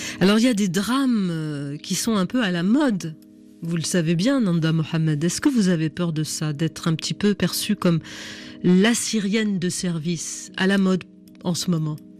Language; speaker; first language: French; native; French